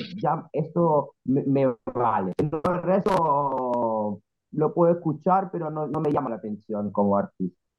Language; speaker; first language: Spanish; non-native, fluent; Italian